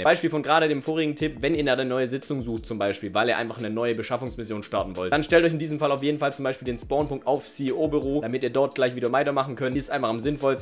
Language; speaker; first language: German; native; German